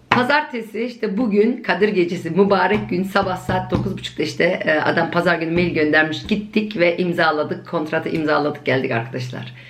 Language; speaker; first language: Turkish; early bilingual, heritage; Turkish